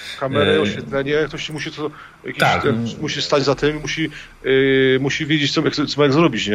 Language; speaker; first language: Polish; native; Polish